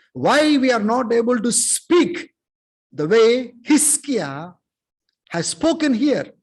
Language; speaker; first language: English; non-native, local second language; Telugu